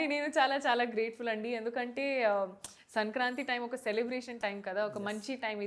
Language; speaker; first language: Telugu; non-native, local second language; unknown